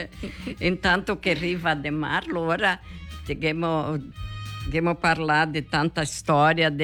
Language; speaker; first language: Italian; early bilingual, heritage; Portuguese